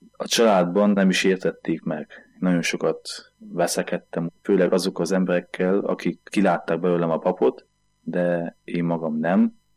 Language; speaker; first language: Hungarian; native; Hungarian